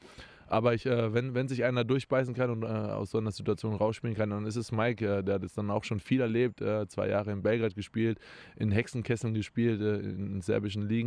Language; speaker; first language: German; native; German